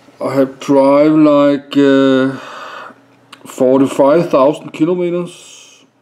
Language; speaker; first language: English; non-native, learner; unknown